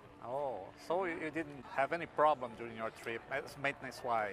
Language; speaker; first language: English; non-native, fluent; Portuguese